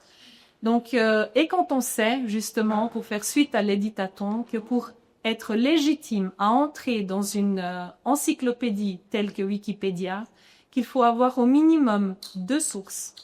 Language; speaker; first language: French; native; French